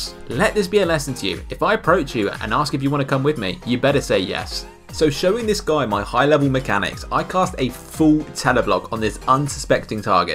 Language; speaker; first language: English; native; English